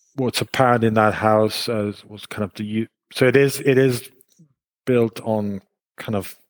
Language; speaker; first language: English; non-native, fluent; Hebrew